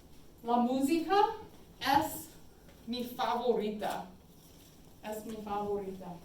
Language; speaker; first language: Spanish; non-native, fluent; English